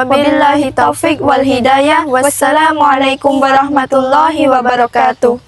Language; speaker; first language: Arabic; non-native, learner; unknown